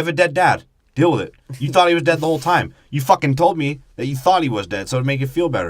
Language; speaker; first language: English; native; English